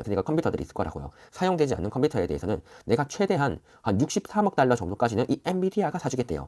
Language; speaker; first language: Korean; native; Korean